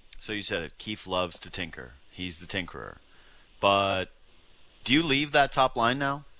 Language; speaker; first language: English; native; English